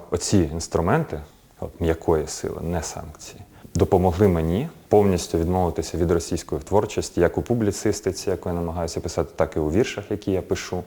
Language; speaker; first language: Ukrainian; non-native, local second language; Russian